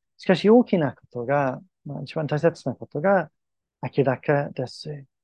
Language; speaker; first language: Japanese; non-native, fluent; English